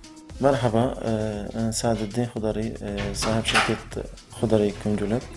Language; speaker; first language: Turkish; non-native, learner; Arabic